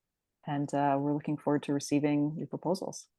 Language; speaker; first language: English; native; English